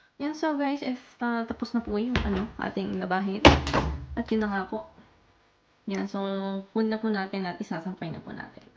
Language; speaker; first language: Filipino; native; Filipino